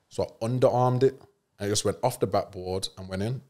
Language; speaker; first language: English; native; English